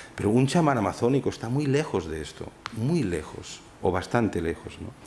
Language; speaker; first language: Spanish; non-native, local second language; Catalan